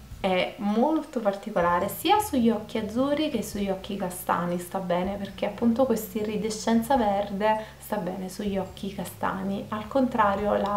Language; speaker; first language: Italian; native; Italian